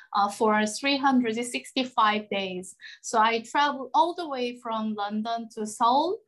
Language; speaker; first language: English; non-native, fluent; Korean